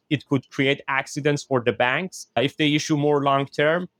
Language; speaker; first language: English; non-native, fluent; Persian